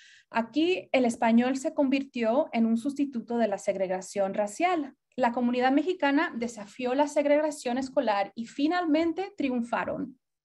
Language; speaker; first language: Spanish; early bilingual, heritage; Spanish